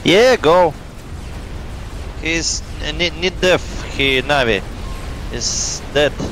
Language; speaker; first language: English; non-native, learner; Russian